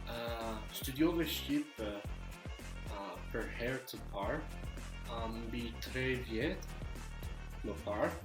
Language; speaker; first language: Albanian; non-native, learner; English